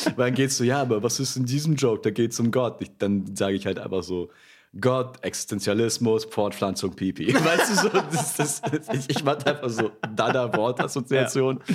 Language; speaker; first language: German; early bilingual, other home language; Russian